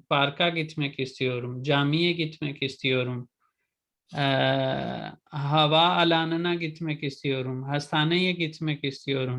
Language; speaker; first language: Turkish; non-native, fluent; Urdu